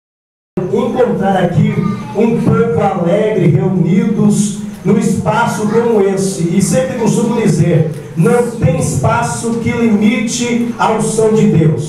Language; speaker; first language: Portuguese; native; Portuguese